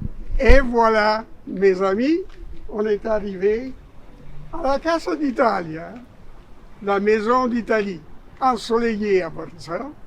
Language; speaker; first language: French; non-native, fluent; Italian